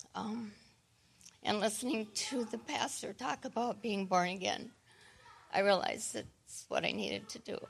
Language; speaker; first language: English; native; English